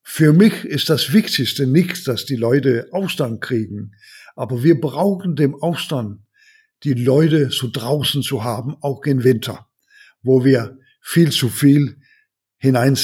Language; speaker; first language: German; non-native, learner; Danish